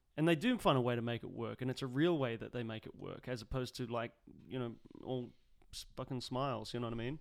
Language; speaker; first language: English; native; English